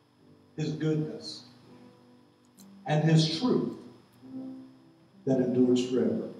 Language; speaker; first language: English; native; English